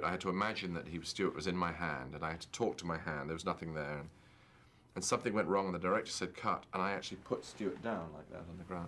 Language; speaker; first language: English; native; English